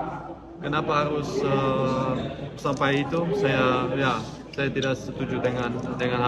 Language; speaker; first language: Indonesian; non-native, fluent; Dutch